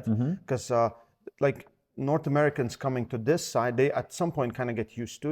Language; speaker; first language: English; non-native, fluent; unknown